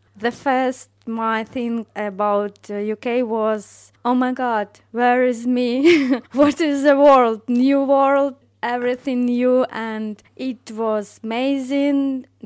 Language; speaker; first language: English; non-native, learner; Ukrainian